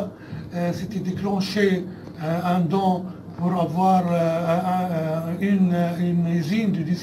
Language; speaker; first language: French; non-native, fluent; Arabic